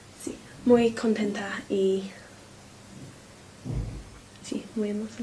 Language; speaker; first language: Spanish; non-native, learner; English